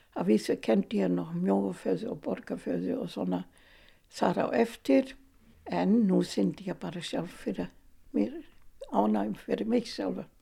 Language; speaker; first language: Icelandic; non-native, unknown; German